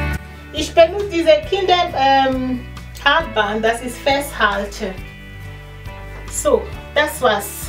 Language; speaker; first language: German; non-native, learner; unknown